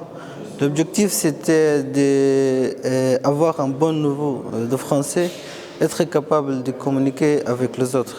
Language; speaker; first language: French; non-native, fluent; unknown